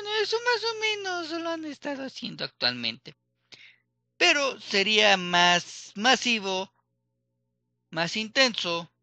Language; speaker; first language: Spanish; native; Spanish